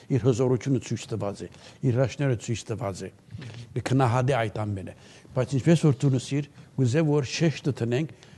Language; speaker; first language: Armenian; early bilingual, heritage; Armenian